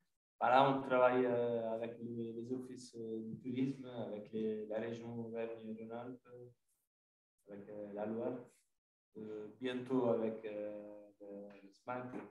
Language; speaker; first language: French; non-native, fluent; Italian